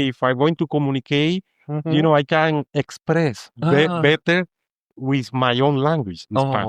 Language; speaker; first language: English; non-native, fluent; Spanish